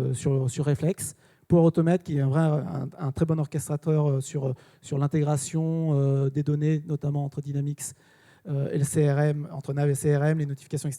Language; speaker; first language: French; native; French